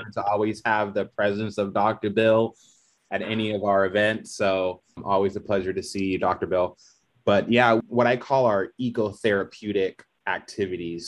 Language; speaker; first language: English; native; English